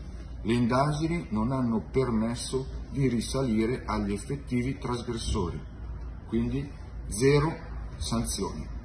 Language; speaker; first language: Italian; native; Italian